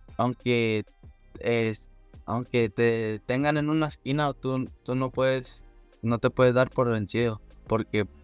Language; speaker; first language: Spanish; early bilingual, heritage; Spanish